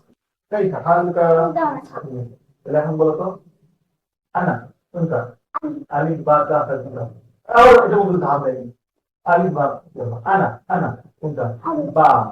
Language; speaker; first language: Arabic; non-native, learner; Bangla